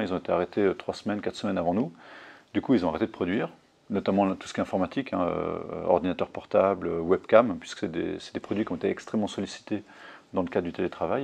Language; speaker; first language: French; native; French